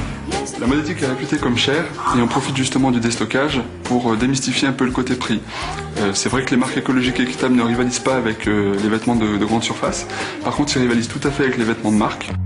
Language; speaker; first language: French; native; French